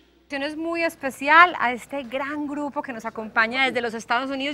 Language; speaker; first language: Spanish; non-native, fluent; English